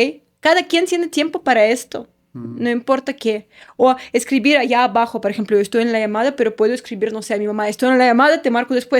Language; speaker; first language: Spanish; non-native, fluent; Russian